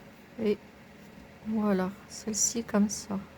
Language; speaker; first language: French; native; French